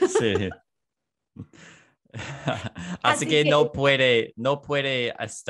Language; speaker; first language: Spanish; non-native, learner; English